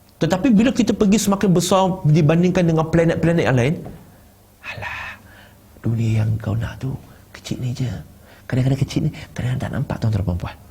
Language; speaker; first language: Malay; non-native, local second language; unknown